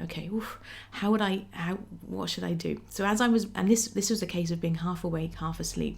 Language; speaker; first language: English; native; English